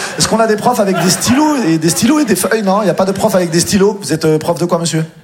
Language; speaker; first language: French; native; French